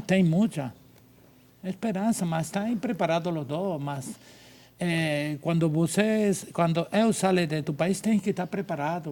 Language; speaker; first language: Portuguese; non-native, learner; Spanish